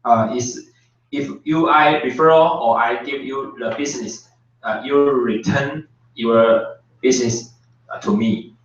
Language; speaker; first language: English; non-native, learner; Chinese